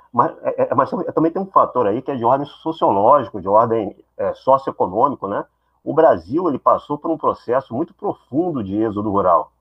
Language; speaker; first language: Portuguese; native; Portuguese